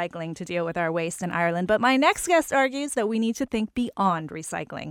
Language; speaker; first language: English; native; English